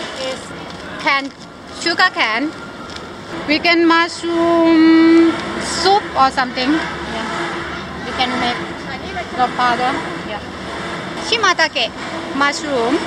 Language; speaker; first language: English; non-native, local second language; Thai